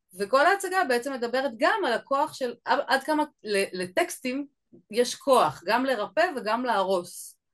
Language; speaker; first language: Hebrew; early bilingual, other home language; Russian